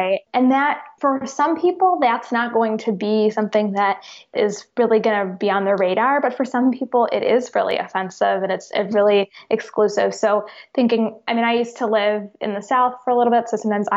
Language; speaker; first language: English; native; English